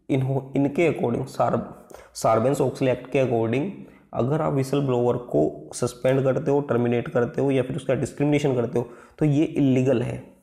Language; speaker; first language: Hindi; native; Hindi